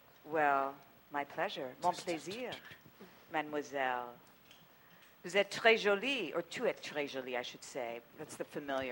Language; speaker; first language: French; non-native, learner; English